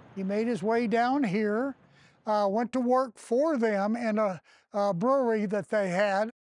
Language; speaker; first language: English; native; English